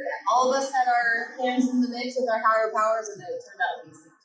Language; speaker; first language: English; native; English